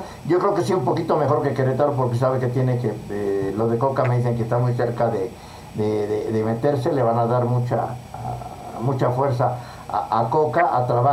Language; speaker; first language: Spanish; native; Spanish